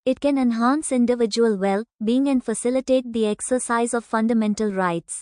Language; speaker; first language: English; non-native, local second language; Tamil